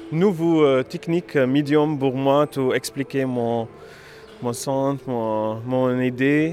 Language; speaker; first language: French; non-native, learner; Arabic